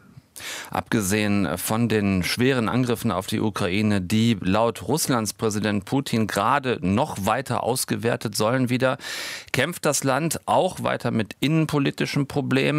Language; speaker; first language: German; native; German